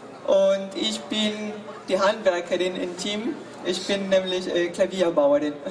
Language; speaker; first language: German; non-native, fluent; Spanish